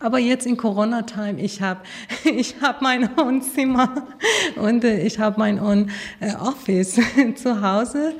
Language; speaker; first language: German; non-native, learner; Persian